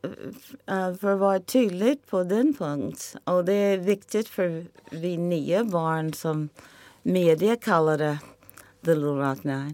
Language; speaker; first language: Swedish; non-native, fluent; English